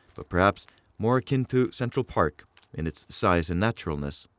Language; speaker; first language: English; non-native, fluent; Icelandic